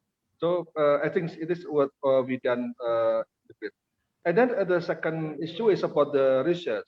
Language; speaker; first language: English; non-native, fluent; Indonesian